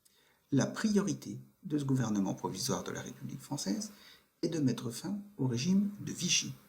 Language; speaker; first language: French; native; French